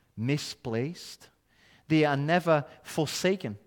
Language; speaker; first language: English; non-native, fluent; Portuguese